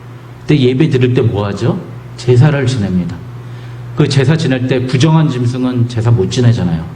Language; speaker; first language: Korean; native; Korean